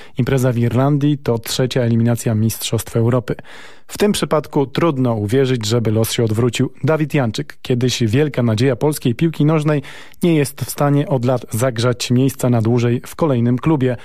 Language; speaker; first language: Polish; native; Polish